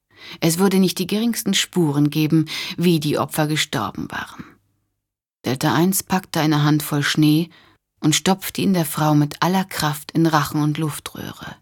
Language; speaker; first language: German; native; German